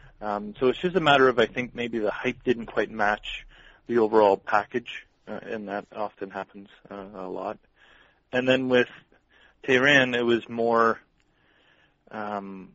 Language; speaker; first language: English; native; English